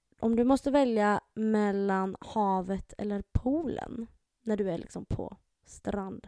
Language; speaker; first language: Swedish; native; Swedish